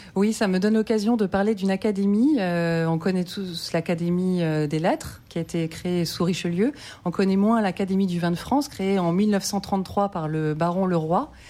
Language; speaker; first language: French; native; French